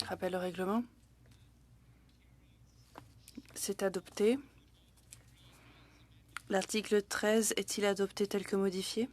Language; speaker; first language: French; native; French